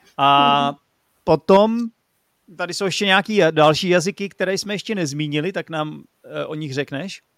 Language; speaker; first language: Czech; native; Czech